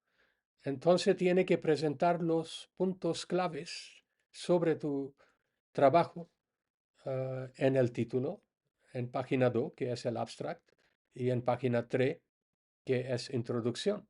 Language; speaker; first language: Spanish; non-native, fluent; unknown